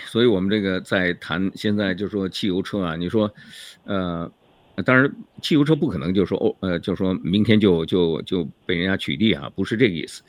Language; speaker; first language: Chinese; native; Chinese